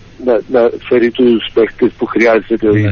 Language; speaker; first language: Greek; early bilingual, heritage; Greek